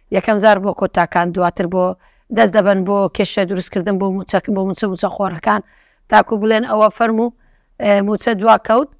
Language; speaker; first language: Central Kurdish; non-native, local second language; Turkish